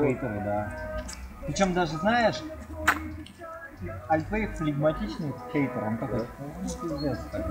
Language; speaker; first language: Russian; native; Russian